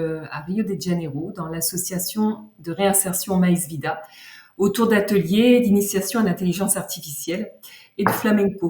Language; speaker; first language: French; native; French